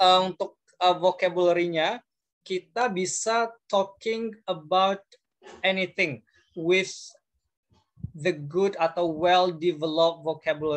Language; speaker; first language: English; non-native, fluent; Indonesian